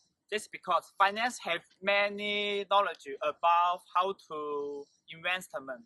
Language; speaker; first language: English; non-native, learner; Chinese